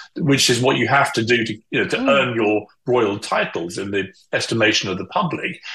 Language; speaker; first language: English; native; English